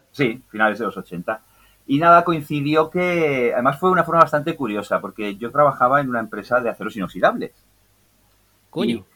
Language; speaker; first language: Spanish; native; Spanish